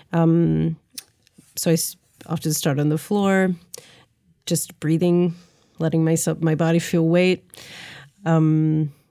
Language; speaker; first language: English; native; English